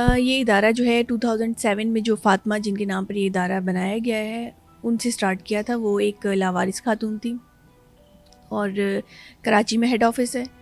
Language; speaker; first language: Urdu; native; Urdu